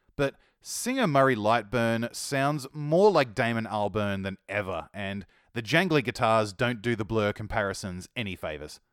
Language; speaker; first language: English; native; English